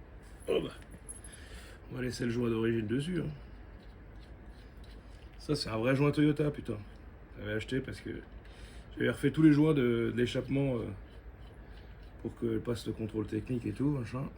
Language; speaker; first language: French; native; French